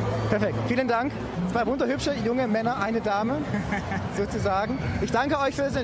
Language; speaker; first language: German; native; German